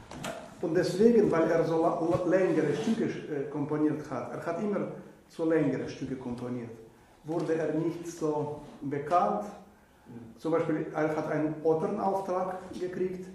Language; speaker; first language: German; non-native, fluent; Russian